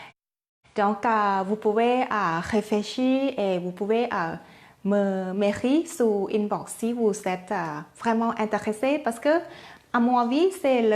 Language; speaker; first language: French; non-native, learner; Thai